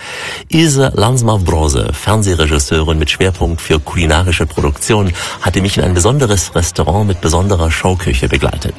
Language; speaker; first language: German; native; German